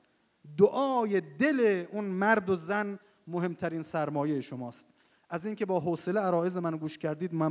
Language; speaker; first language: Persian; native; Persian